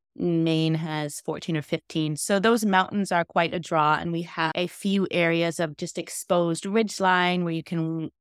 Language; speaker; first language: English; native; English